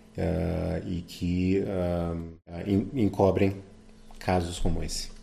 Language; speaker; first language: Portuguese; native; Portuguese